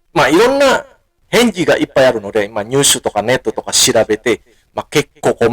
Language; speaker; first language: Japanese; non-native, fluent; Indonesian